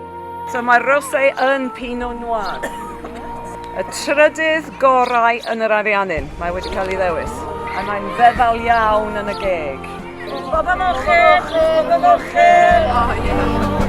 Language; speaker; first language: Welsh; native; Welsh